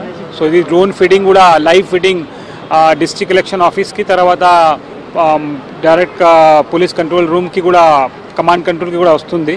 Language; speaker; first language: Telugu; non-native, local second language; Urdu